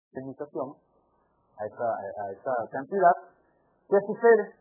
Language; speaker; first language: Spanish; native; Spanish